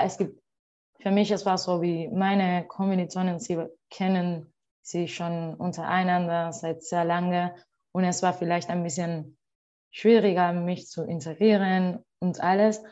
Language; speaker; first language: German; non-native, learner; Spanish